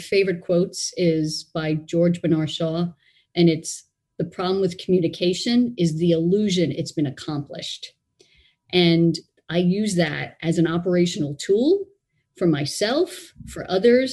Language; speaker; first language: English; native; English